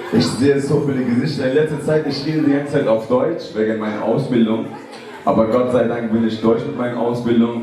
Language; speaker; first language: German; non-native, fluent; Persian